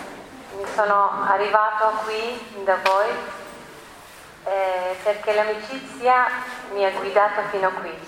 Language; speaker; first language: Italian; non-native, learner; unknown